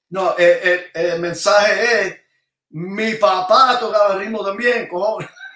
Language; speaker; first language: Spanish; early bilingual, other home language; English